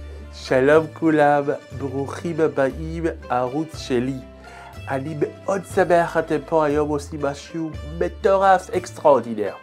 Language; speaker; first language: Hebrew; non-native, learner; Swedish